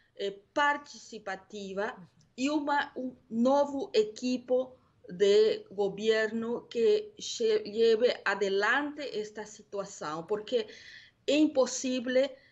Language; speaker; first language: Portuguese; non-native, learner; Spanish